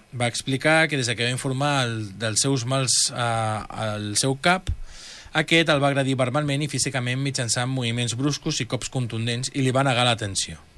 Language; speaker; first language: Catalan; native; Catalan